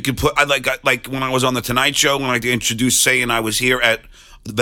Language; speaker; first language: English; native; English